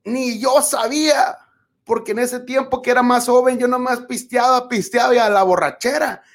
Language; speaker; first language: Spanish; early bilingual, other home language; English